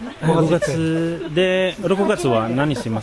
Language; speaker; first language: Japanese; non-native, learner; Filipino